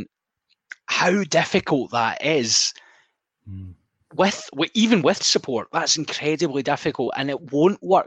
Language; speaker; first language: English; native; English